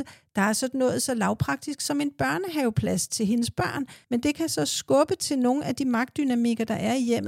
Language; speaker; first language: Danish; native; Danish